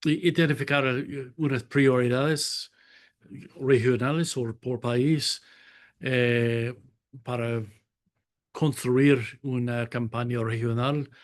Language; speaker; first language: Spanish; non-native, fluent; English